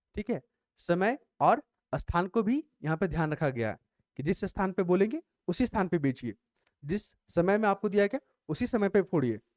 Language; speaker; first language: Hindi; native; Hindi